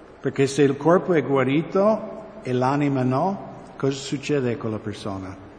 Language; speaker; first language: Italian; non-native, fluent; English